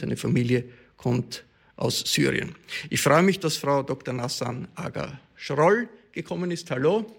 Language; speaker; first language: German; native; German